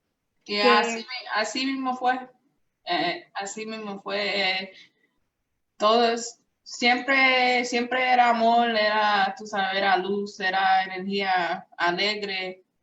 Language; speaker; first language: Spanish; early bilingual, heritage; Spanish